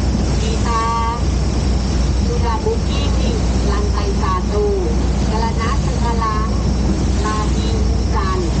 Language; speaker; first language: Indonesian; non-native, fluent; Thai